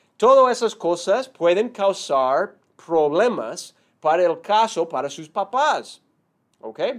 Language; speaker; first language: Spanish; non-native, fluent; English